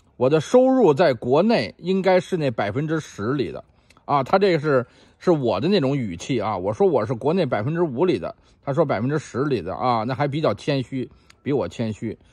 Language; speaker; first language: Chinese; native; Chinese